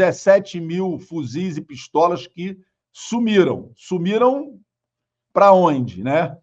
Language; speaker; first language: Portuguese; native; Portuguese